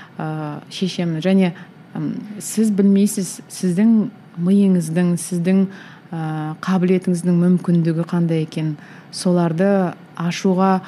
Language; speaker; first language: Kazakh; native; Kazakh